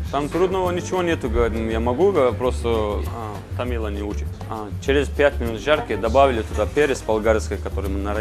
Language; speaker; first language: Russian; non-native, learner; Turkish